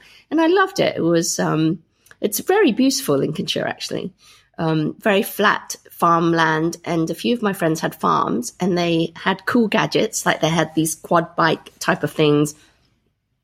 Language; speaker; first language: English; native; English